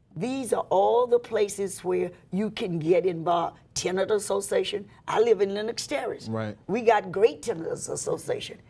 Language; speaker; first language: English; native; English